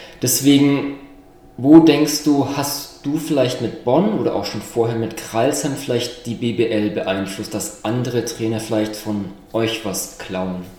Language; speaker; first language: German; native; German